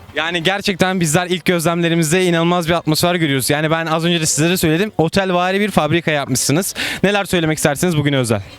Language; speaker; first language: Turkish; native; Turkish